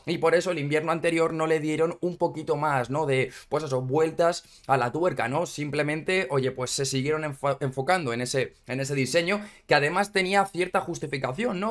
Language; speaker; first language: Spanish; native; Spanish